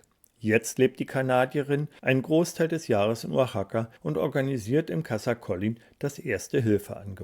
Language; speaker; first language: German; native; German